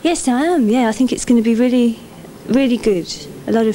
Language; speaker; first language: English; native; English